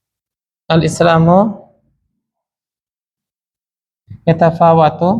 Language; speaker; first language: Arabic; non-native, fluent; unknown